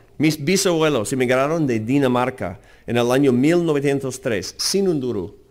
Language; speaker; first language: Spanish; non-native, fluent; English